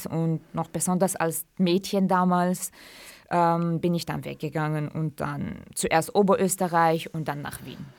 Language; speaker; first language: German; early bilingual, other home language; Central Kurdish